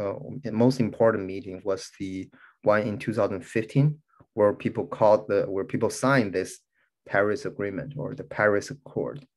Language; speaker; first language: English; non-native, fluent; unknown